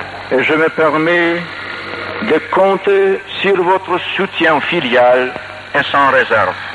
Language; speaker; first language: French; non-native, fluent; Polish